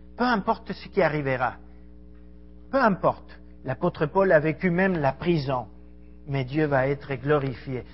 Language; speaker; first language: French; non-native, fluent; Spanish